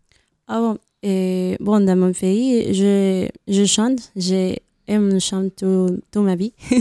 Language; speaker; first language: French; non-native, learner; Spanish